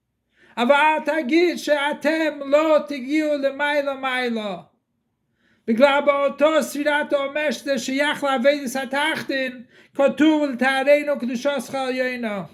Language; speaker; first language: Hebrew; non-native, fluent; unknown